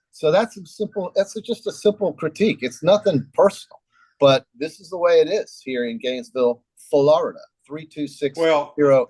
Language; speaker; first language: English; native; English